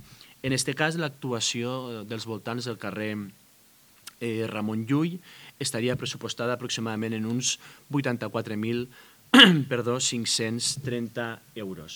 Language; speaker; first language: Catalan; native; Catalan